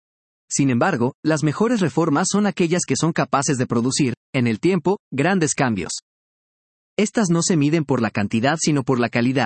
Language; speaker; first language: Spanish; native; Spanish